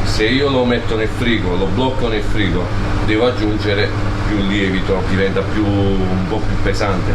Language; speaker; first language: Italian; native; Italian